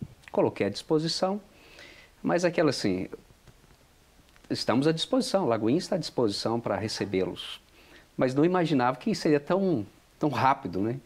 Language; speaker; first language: Portuguese; native; Portuguese